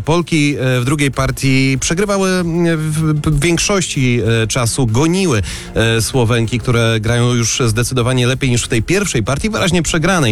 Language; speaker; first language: Polish; native; Polish